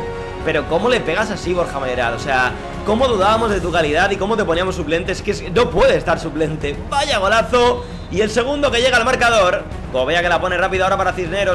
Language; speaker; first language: Spanish; native; Spanish